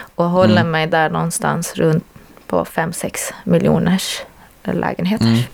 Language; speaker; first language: Swedish; native; Swedish